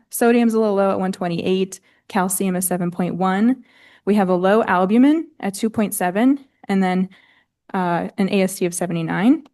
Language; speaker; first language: English; native; English